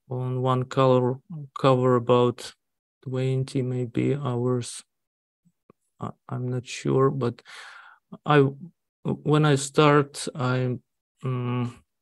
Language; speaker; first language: English; non-native, learner; Russian